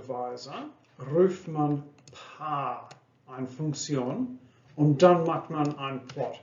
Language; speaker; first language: German; non-native, fluent; English